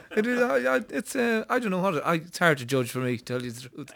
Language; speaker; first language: English; native; English